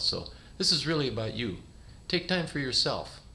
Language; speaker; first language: English; native; English